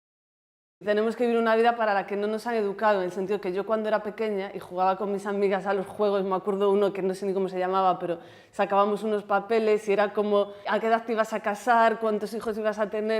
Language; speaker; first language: Spanish; native; Spanish